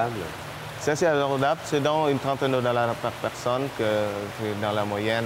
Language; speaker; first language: French; non-native, fluent; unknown